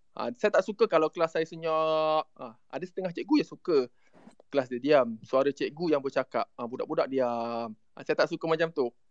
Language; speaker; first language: Malay; native; Malay